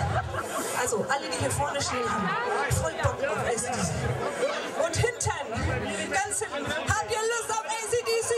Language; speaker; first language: German; native; German